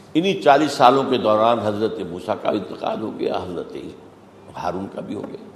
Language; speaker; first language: Urdu; native; Urdu